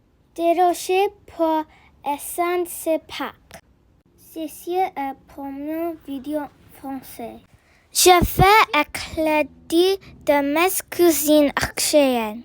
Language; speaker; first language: French; non-native, learner; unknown